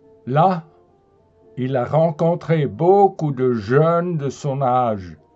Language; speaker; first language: French; non-native, fluent; German